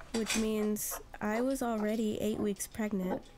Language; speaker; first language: English; native; English